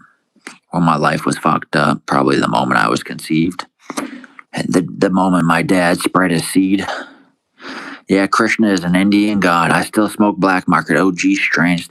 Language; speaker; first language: English; native; English